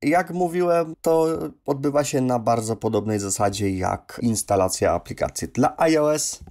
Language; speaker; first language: Polish; native; Polish